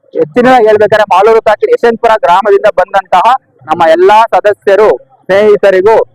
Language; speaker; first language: Kannada; native; Kannada